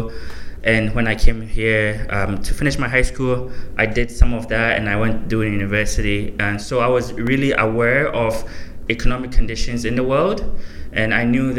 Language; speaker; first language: English; non-native, local second language; Akan